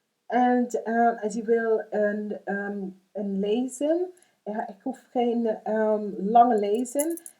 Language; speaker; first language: Dutch; non-native, fluent; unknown